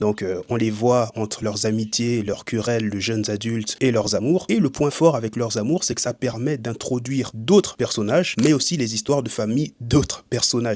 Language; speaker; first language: French; native; French